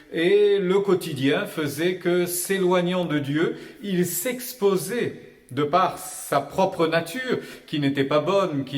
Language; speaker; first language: French; native; French